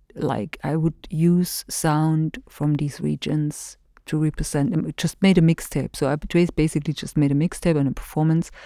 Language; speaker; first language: English; non-native, fluent; German